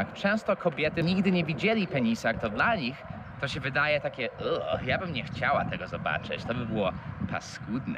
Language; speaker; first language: Polish; non-native, fluent; English